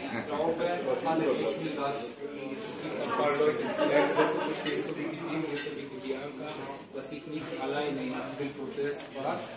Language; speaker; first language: German; non-native, learner; Hungarian